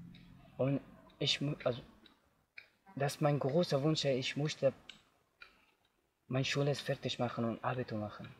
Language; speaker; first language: German; non-native, learner; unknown